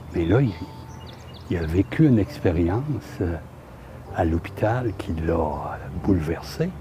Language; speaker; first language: French; native; French